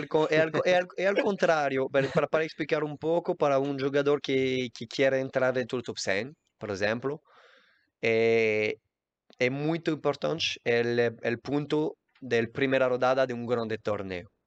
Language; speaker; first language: Portuguese; non-native, learner; French